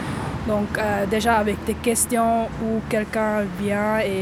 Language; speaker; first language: French; non-native, local second language; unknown